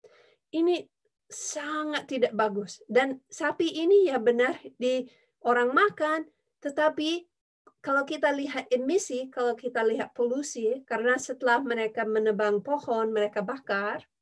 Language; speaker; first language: Indonesian; non-native, fluent; English